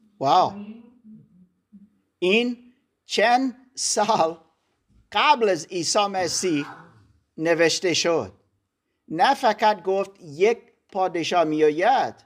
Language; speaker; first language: Persian; non-native, learner; German